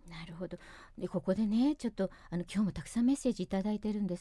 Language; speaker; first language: Japanese; native; Japanese